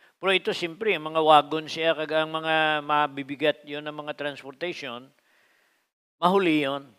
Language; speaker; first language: Filipino; non-native, local second language; Cebuano